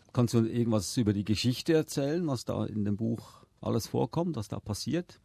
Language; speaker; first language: German; native; German